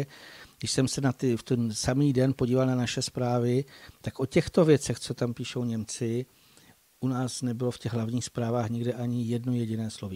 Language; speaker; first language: Czech; native; Czech